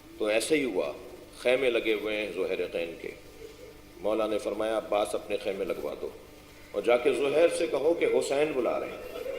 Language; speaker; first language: Urdu; non-native, local second language; Sindhi